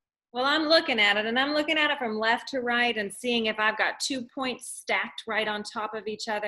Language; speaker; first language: English; native; English